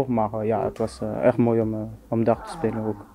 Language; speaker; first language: Dutch; non-native, local second language; French